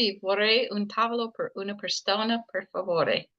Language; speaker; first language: Italian; non-native, learner; English